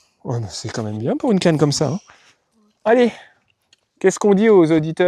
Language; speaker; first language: French; native; French